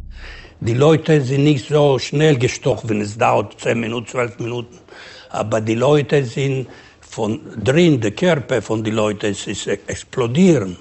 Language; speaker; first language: German; non-native, learner; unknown